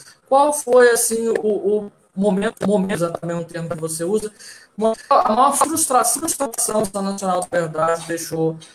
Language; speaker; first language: Portuguese; native; Portuguese